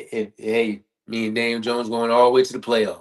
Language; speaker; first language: English; native; English